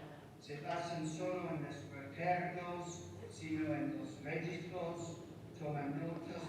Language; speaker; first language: Spanish; non-native, learner; English